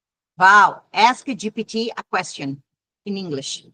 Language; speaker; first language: English; non-native, fluent; Portuguese